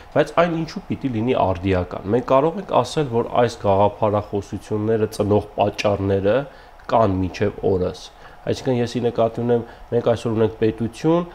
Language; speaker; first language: Armenian; native; Armenian